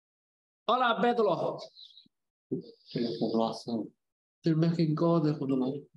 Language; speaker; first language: Spanish; non-native, learner; Chinese